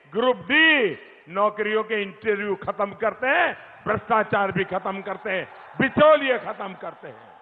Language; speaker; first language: Hindi; non-native, local second language; Gujarati